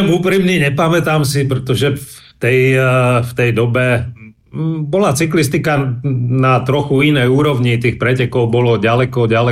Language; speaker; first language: Slovak; native; Slovak